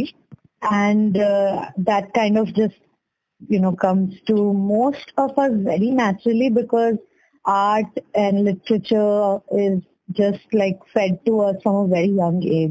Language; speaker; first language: English; non-native, local second language; Bangla